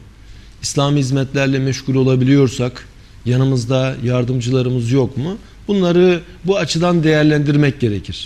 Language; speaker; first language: Turkish; native; Turkish